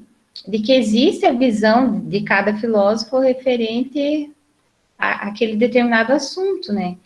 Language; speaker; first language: Portuguese; native; Portuguese